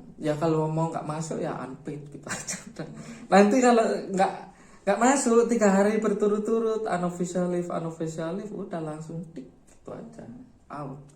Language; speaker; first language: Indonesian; native; Indonesian